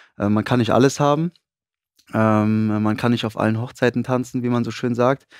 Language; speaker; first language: German; native; German